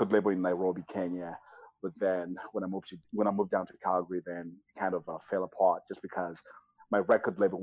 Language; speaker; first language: English; non-native, local second language; Kinyarwanda